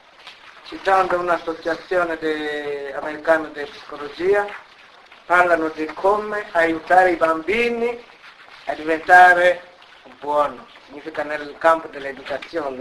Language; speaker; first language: Italian; non-native, learner; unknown